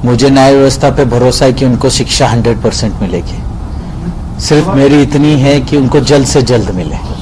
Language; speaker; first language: Hindi; non-native, local second language; Marathi